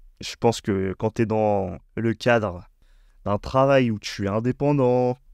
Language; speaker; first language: French; native; French